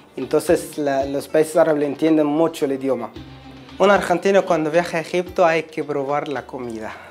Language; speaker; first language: Spanish; non-native, fluent; Arabic